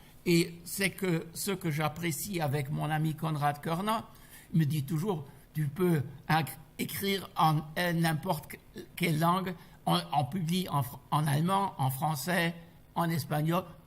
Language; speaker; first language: French; non-native, fluent; German